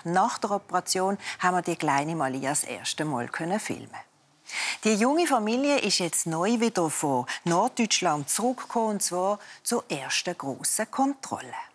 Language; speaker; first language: German; native; German